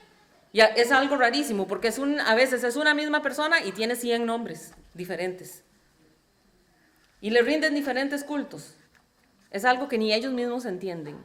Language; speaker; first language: Spanish; native; Spanish